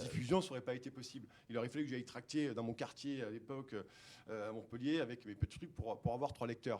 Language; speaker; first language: French; native; French